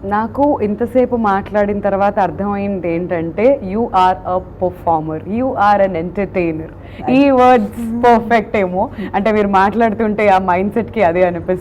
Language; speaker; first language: Telugu; native; Telugu